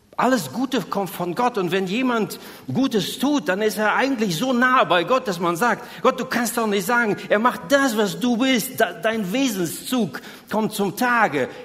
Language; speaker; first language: German; native; German